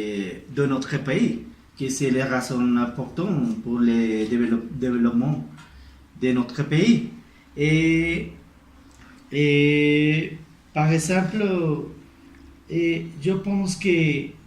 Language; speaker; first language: French; non-native, learner; Spanish